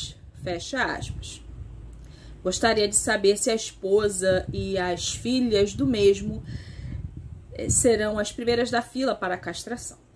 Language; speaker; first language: Portuguese; native; Portuguese